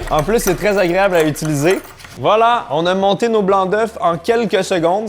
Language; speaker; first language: French; native; French